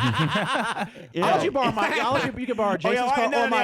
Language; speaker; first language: English; native; English